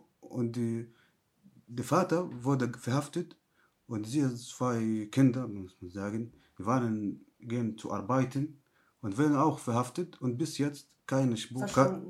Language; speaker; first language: German; non-native, learner; Arabic